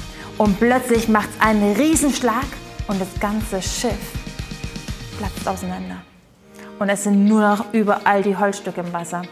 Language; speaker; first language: German; native; German